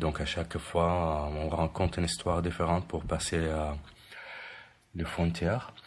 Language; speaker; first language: French; non-native, fluent; Arabic